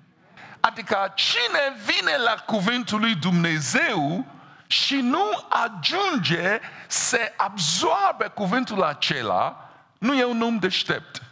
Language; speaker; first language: Romanian; non-native, fluent; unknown